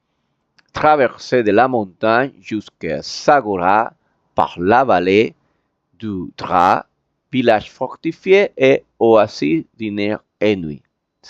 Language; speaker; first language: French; non-native, fluent; Spanish